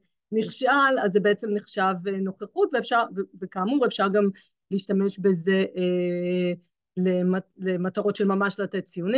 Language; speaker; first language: Hebrew; native; Hebrew